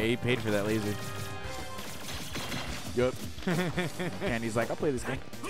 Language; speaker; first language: English; native; English